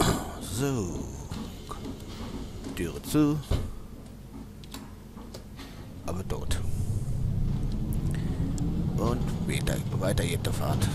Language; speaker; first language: German; native; German